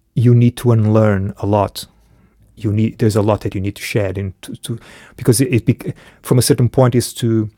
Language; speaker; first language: English; early bilingual, other home language; Portuguese